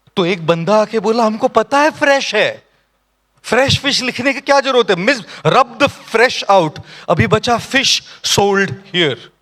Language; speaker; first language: Hindi; non-native, local second language; Marathi